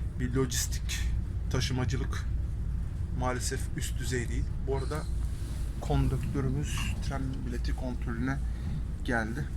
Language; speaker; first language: Turkish; early bilingual, heritage; Turkish